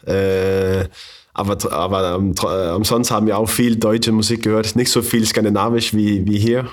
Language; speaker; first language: German; non-native, fluent; Danish